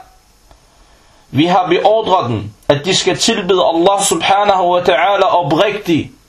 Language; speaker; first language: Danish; early bilingual, other home language; Arabic